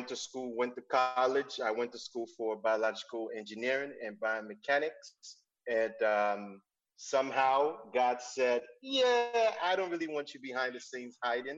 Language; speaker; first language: English; non-native, local second language; Igbo